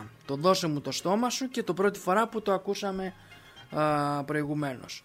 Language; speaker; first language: Greek; native; Greek